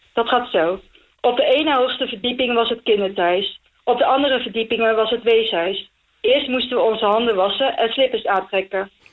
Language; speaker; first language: Dutch; early bilingual, other home language; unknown